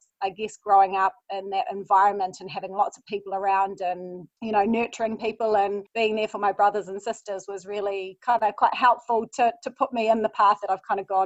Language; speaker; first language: English; native; English